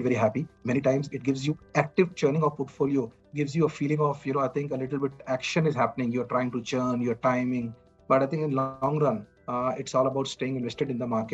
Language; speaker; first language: English; non-native, local second language; Punjabi